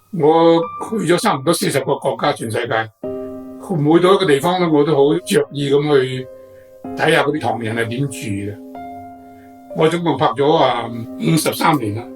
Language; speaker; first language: Cantonese; native; Cantonese